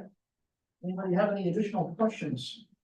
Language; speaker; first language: English; native; English